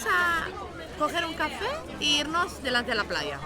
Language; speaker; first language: Spanish; non-native, local second language; Catalan